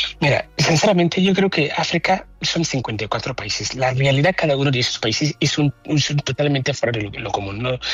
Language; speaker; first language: Spanish; non-native, fluent; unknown